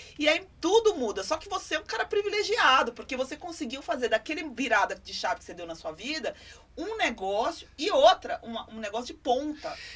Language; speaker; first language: Portuguese; native; Portuguese